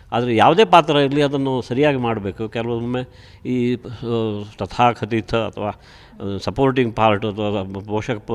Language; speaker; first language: Kannada; early bilingual, other home language; Konkani